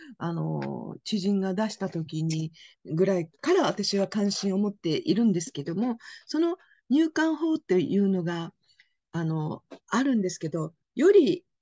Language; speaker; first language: Japanese; native; Japanese